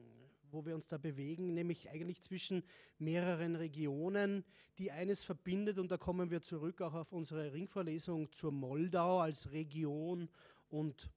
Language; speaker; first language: German; native; German